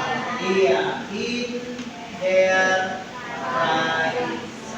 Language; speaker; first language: German; non-native, fluent; Indonesian